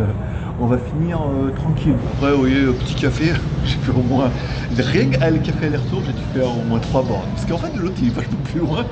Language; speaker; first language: French; native; French